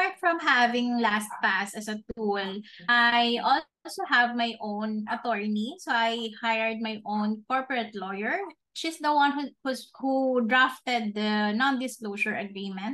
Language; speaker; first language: English; non-native, local second language; Filipino